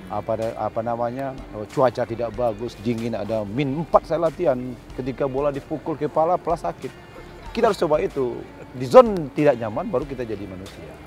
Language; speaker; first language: Indonesian; native; Indonesian